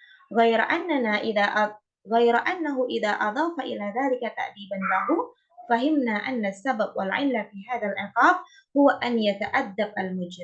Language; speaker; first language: Arabic; non-native, fluent; Indonesian